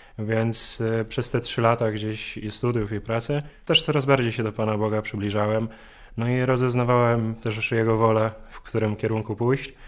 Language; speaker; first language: Polish; native; Polish